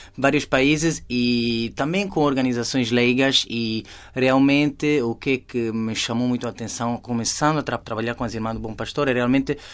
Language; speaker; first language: Portuguese; non-native, fluent; Italian